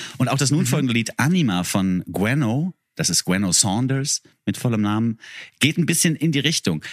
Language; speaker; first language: German; native; German